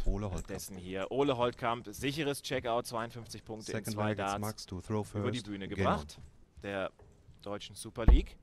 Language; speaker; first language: German; native; German